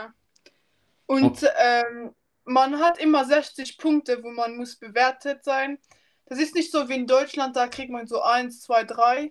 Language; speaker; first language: German; non-native, local second language; Luxembourgish